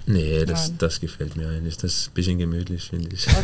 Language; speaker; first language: German; non-native, fluent; Danish